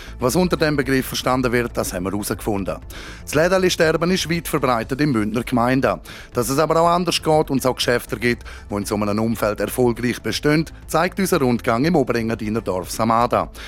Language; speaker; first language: German; native; German